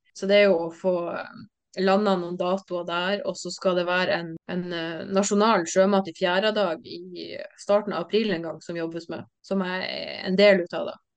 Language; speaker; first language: Norwegian; native; Norwegian